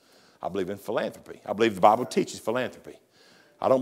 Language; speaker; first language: English; native; English